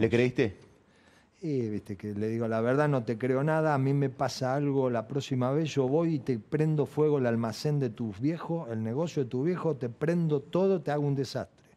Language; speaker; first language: Spanish; native; Spanish